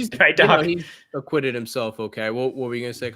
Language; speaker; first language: English; native; English